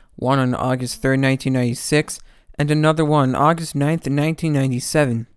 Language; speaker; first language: English; native; English